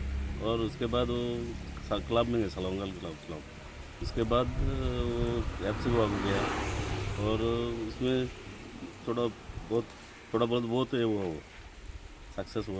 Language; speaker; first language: Hindi; non-native, local second language; Konkani